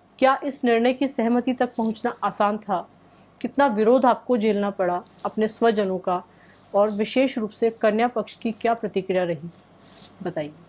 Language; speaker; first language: Hindi; native; Hindi